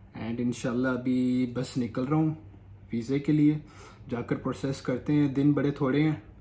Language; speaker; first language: Urdu; native; Urdu